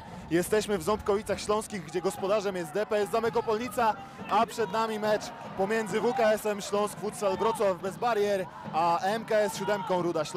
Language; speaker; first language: Polish; native; Polish